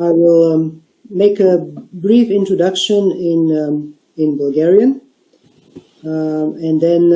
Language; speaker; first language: English; non-native, fluent; Bulgarian